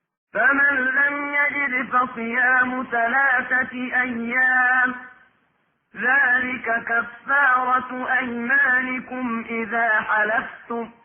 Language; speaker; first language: Arabic; native; Arabic